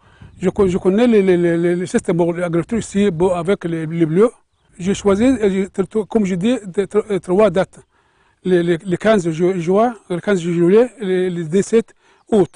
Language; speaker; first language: French; non-native, learner; Arabic